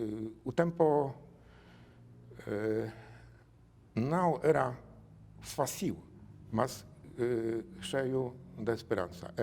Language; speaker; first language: Portuguese; non-native, learner; Polish